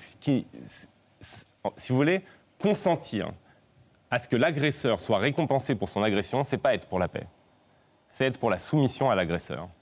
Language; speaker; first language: French; native; French